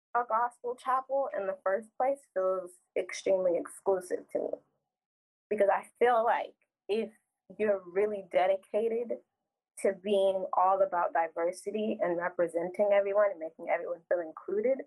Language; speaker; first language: English; native; English